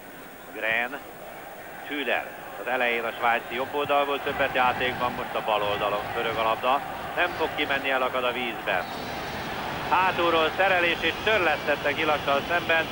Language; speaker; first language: Hungarian; native; Hungarian